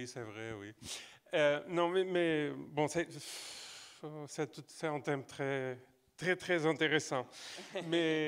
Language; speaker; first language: French; non-native, fluent; Portuguese